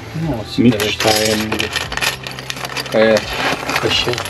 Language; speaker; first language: German; non-native, learner; Russian